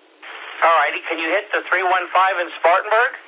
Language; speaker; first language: English; native; English